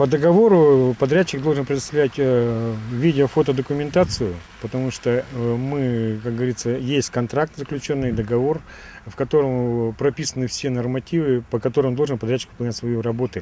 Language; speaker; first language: Russian; native; Russian